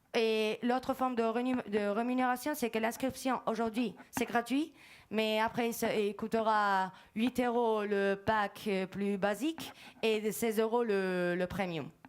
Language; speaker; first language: French; non-native, fluent; Spanish